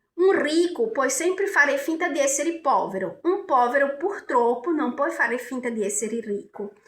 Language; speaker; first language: Italian; non-native, fluent; Portuguese